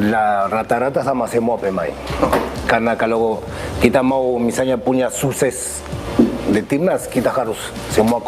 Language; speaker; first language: Indonesian; non-native, fluent; Spanish